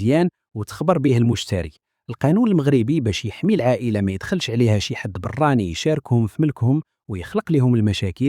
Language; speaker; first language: Arabic; native; Arabic